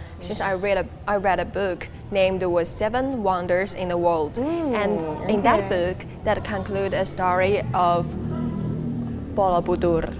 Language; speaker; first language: English; non-native, learner; Chinese